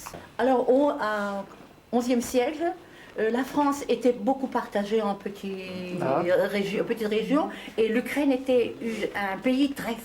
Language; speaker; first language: French; non-native, fluent; Ukrainian